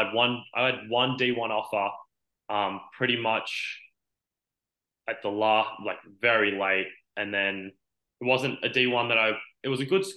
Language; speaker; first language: English; native; English